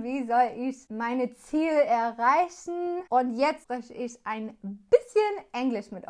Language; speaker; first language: German; non-native, learner; English